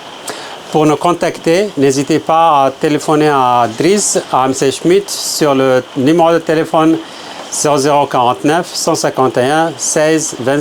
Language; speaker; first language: French; non-native, fluent; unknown